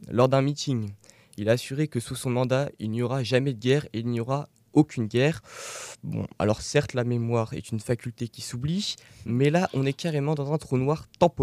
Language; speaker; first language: French; native; French